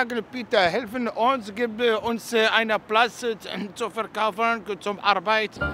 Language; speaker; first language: German; non-native, learner; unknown